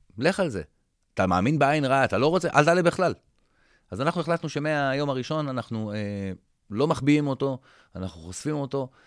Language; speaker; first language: Hebrew; native; Hebrew